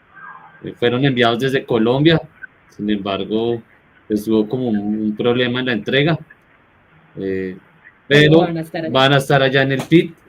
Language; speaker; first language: Spanish; native; Spanish